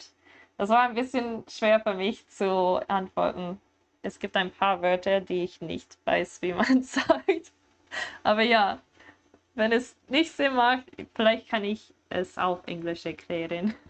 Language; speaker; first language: German; non-native, learner; English